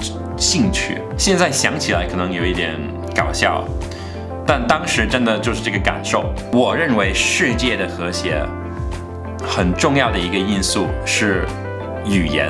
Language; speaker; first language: Chinese; non-native, fluent; English